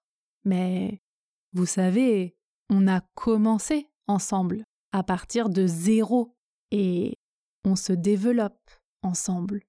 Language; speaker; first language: French; native; French